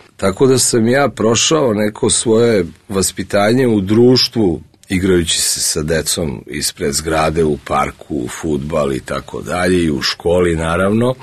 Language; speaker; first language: Serbian; early bilingual, other home language; Russian